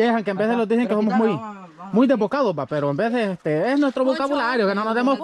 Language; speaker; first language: Spanish; native; Spanish